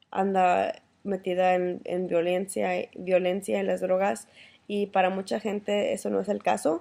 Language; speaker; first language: Spanish; early bilingual, heritage; Spanish